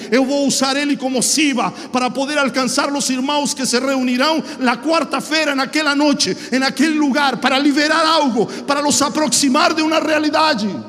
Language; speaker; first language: Portuguese; non-native, fluent; Spanish